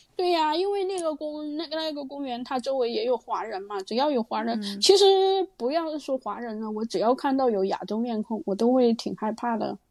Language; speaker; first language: Chinese; native; Chinese